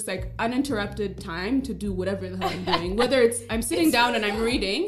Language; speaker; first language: English; non-native, local second language; Kinyarwanda